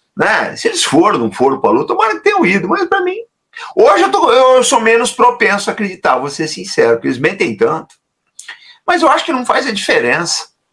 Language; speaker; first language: Portuguese; native; Portuguese